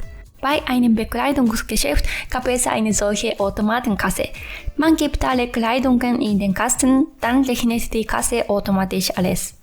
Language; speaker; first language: German; non-native, fluent; Japanese